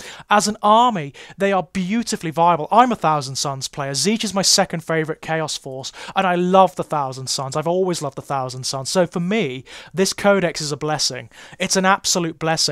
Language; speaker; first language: English; native; English